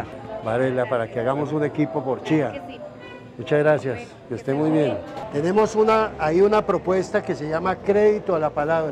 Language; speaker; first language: Spanish; native; Spanish